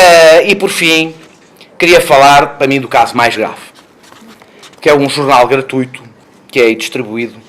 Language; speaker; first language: Portuguese; native; Portuguese